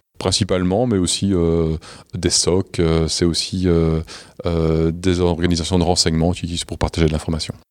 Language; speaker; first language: French; native; French